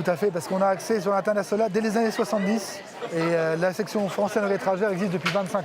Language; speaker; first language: French; native; French